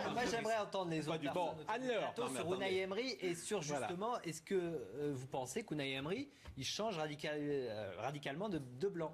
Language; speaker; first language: French; native; French